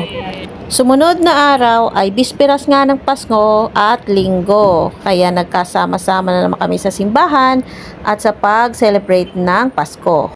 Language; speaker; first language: Filipino; non-native, local second language; Waray